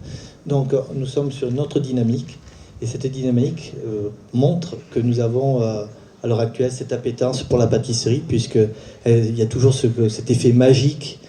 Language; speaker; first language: French; native; French